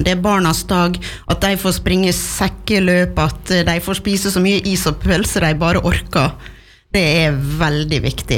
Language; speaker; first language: Norwegian; native; Norwegian